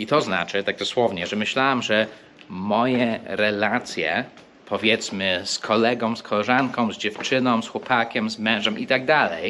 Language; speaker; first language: Polish; non-native, fluent; English